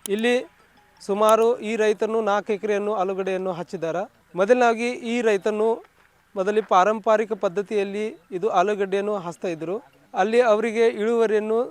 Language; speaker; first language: Kannada; non-native, local second language; Marathi